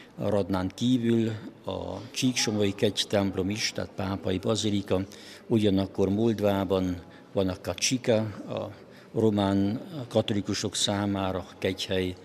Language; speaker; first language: Hungarian; non-native, local second language; German